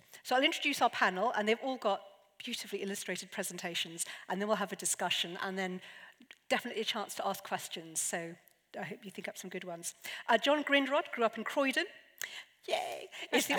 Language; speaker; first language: English; native; English